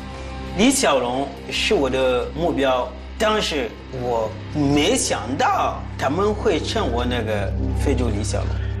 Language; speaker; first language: Chinese; non-native, fluent; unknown